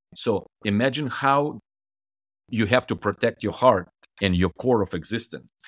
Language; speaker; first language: English; non-native, fluent; Ukrainian